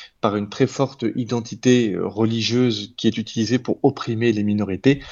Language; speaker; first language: French; native; French